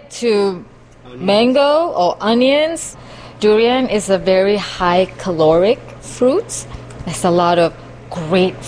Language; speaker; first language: English; non-native, local second language; Malay